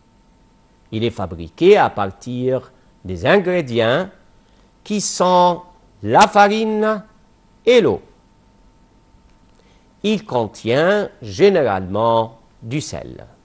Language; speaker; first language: French; non-native, fluent; Arabic